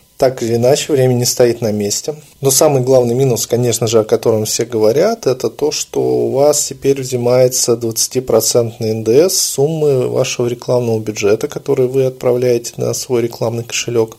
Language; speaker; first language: Russian; native; Russian